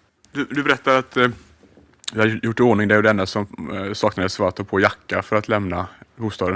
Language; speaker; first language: Swedish; native; Swedish